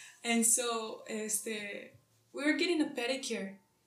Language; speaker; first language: English; early bilingual, other home language; Spanish